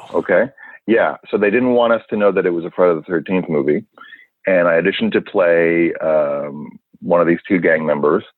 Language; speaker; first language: English; native; English